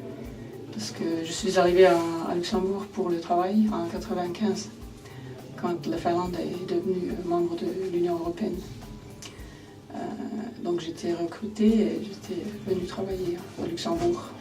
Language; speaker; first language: French; non-native, fluent; Finnish